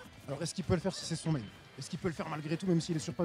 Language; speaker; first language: French; native; French